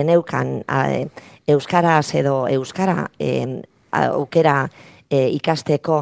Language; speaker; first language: Basque; non-native, local second language; Spanish